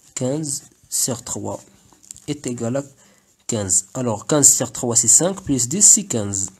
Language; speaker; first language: French; non-native, local second language; Arabic